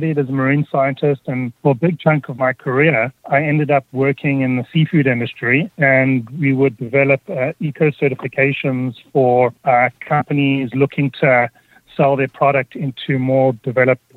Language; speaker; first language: English; native; English